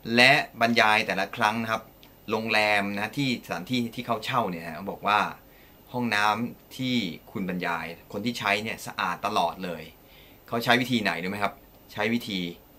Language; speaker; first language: Thai; non-native, fluent; Japanese